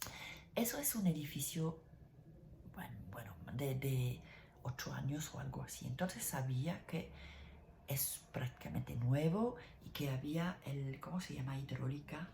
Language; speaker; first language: Spanish; non-native, learner; French